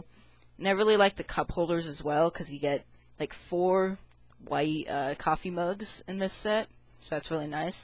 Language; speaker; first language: English; native; English